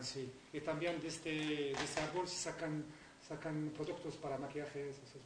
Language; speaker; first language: Spanish; non-native, learner; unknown